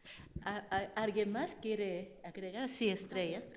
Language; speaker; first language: Spanish; non-native, fluent; Japanese